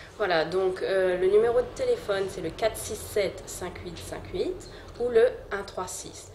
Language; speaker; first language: French; non-native, local second language; Morisyen